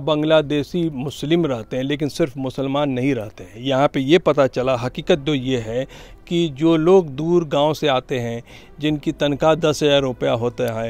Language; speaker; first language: Hindi; native; Hindi